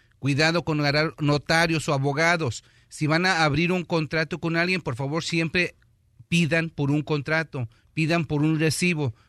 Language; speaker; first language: Spanish; early bilingual, heritage; Spanish